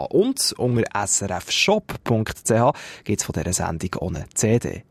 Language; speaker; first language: German; native; German